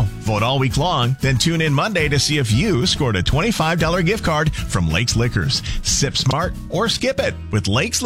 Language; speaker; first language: English; native; English